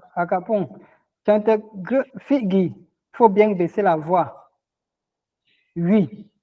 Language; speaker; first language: French; non-native, local second language; Ghomala